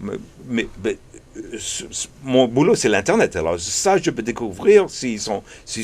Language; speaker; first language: French; early bilingual, heritage; English